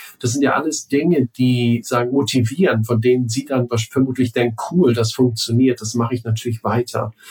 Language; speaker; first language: German; native; German